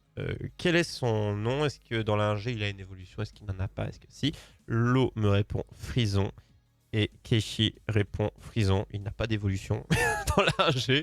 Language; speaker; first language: French; native; French